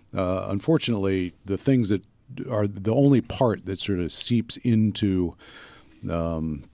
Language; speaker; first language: English; native; English